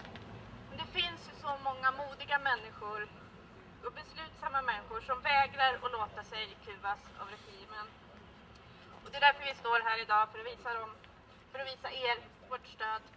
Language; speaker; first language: Swedish; native; Swedish